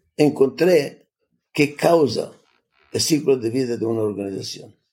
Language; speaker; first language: Spanish; non-native, fluent; Macedonian